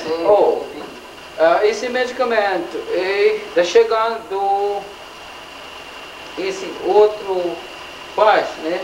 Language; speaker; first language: Portuguese; non-native, learner; English